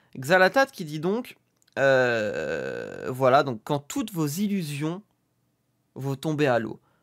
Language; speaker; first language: French; native; French